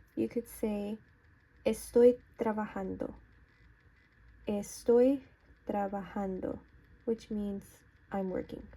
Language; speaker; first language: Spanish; non-native, fluent; English